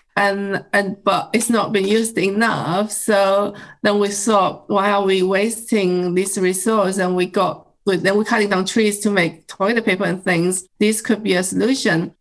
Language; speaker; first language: English; non-native, fluent; Chinese